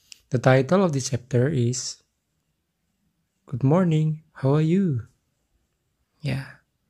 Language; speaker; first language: English; non-native, fluent; Indonesian